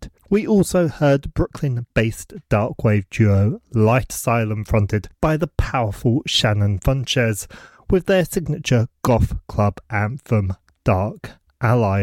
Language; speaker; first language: English; native; English